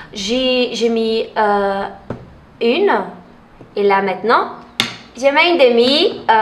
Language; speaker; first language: French; non-native, fluent; Portuguese